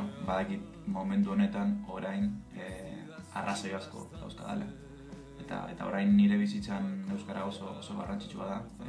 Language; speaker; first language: Basque; non-native, learner; Spanish